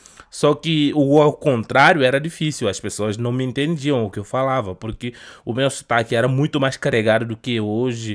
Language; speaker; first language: Portuguese; non-native, fluent; Upper Guinea Crioulo